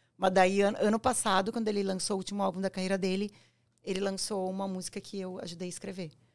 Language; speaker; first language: Portuguese; native; Portuguese